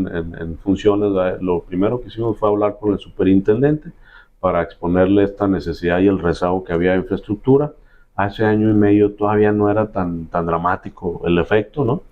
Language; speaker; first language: Spanish; native; Spanish